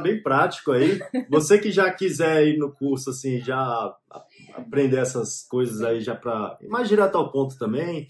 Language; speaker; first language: Portuguese; native; Portuguese